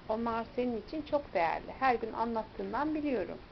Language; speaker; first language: Turkish; native; Turkish